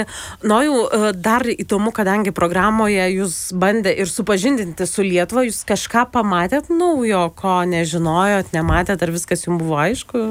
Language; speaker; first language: Lithuanian; native; Lithuanian